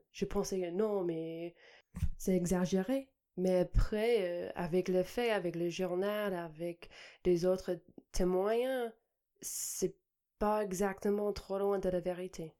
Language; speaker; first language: French; non-native, fluent; English